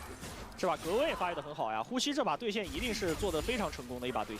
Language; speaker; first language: Chinese; native; Chinese